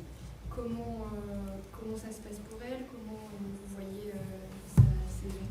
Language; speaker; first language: French; native; French